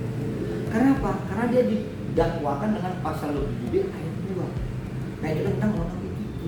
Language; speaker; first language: Indonesian; native; Indonesian